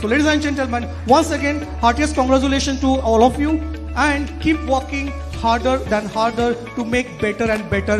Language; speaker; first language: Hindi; native; Hindi